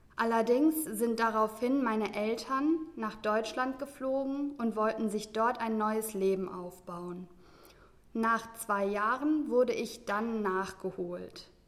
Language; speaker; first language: German; early bilingual, other home language; Turkish